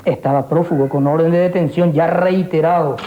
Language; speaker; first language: Spanish; native; Spanish